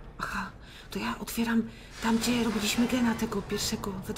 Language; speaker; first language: Polish; native; Polish